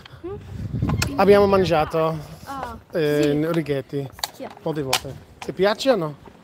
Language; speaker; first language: Italian; non-native, learner; English